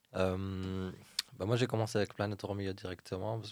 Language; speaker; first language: French; non-native, local second language; Arabic